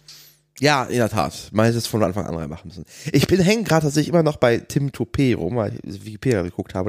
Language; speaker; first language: German; native; German